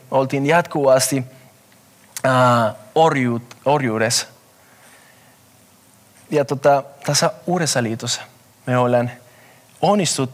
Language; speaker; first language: Finnish; non-native, fluent; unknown